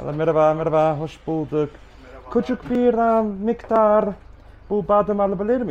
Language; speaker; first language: Turkish; non-native, learner; English